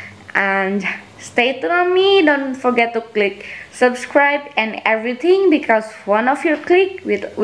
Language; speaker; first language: English; non-native, fluent; Indonesian